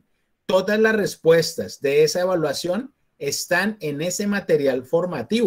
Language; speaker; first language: Spanish; native; Spanish